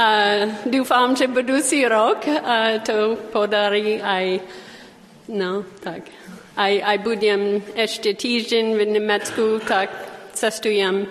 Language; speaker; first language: Slovak; non-native, learner; English